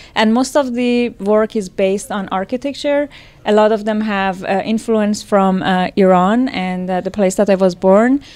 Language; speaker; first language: English; non-native, fluent; Persian